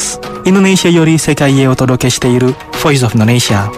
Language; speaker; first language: Japanese; non-native, fluent; Indonesian